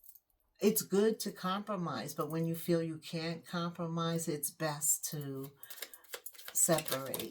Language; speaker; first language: English; native; English